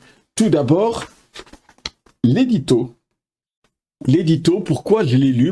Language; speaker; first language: French; native; French